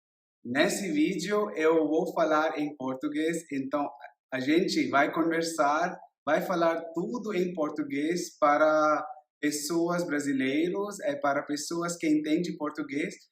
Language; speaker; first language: Portuguese; non-native, learner; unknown